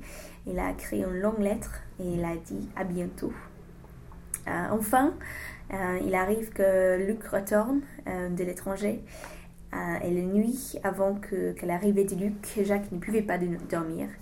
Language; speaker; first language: French; non-native, learner; English